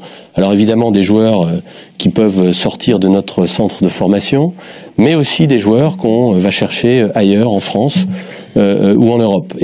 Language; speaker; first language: French; native; French